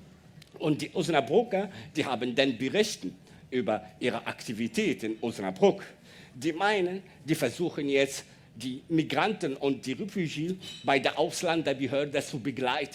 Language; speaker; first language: German; non-native, learner; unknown